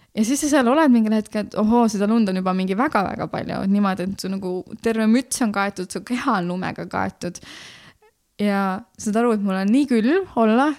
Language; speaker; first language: Estonian; native; Estonian